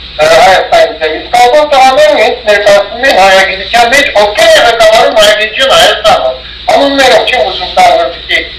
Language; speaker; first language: Armenian; early bilingual, heritage; Armenian